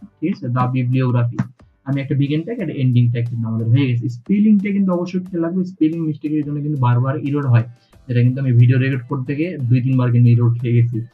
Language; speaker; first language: Bangla; native; Bangla